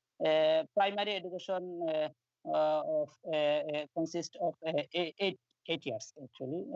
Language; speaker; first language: English; non-native, learner; Bangla